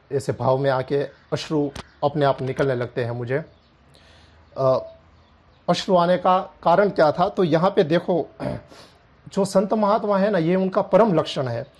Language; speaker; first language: Hindi; non-native, local second language; Gujarati